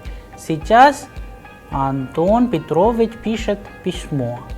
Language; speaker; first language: Russian; non-native, fluent; Hindi